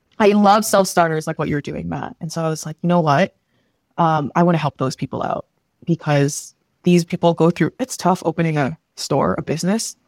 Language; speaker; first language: English; early bilingual, other home language; Filipino